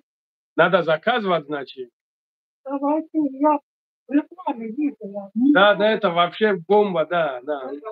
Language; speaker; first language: Russian; non-native, fluent; Tajik